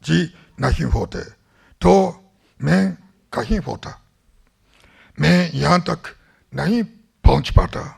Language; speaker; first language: Hindi; non-native, fluent; Japanese